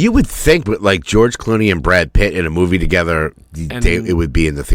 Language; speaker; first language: English; native; English